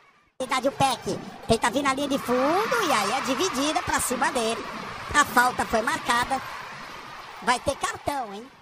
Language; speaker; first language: Portuguese; native; Portuguese